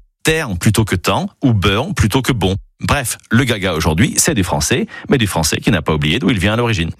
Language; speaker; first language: French; native; French